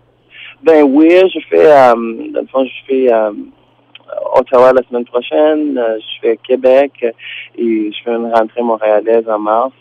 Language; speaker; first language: French; non-native, fluent; Tsonga